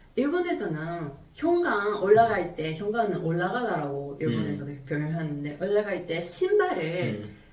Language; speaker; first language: Korean; non-native, fluent; Japanese